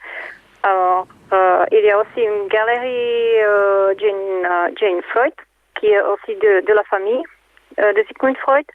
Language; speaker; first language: French; non-native, fluent; Czech